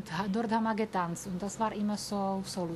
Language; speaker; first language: German; non-native, learner; Czech